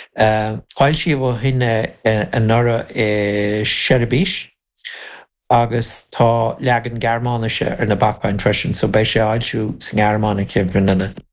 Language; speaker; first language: Irish; non-native, local second language; English